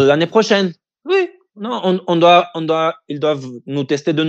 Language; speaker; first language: French; early bilingual, heritage; French